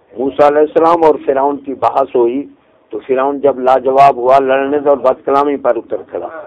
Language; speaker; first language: Urdu; non-native, local second language; Punjabi